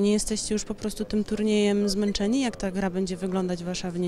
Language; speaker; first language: Polish; native; Polish